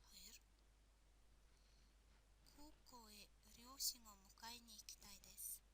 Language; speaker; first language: Japanese; non-native, fluent; Mongolian